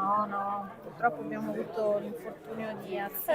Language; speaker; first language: Italian; native; Italian